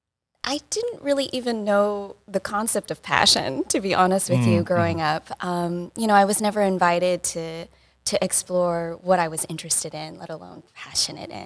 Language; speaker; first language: English; native; English